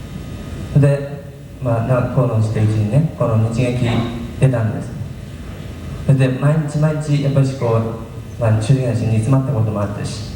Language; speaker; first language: Japanese; native; Japanese